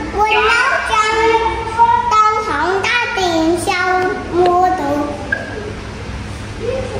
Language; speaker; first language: Vietnamese; early bilingual, heritage; Chinese